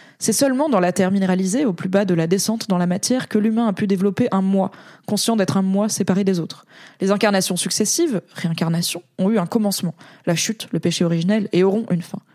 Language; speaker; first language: French; native; French